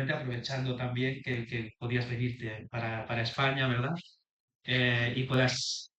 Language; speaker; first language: Spanish; native; Spanish